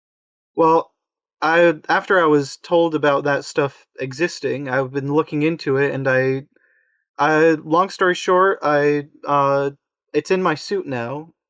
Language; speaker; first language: English; native; English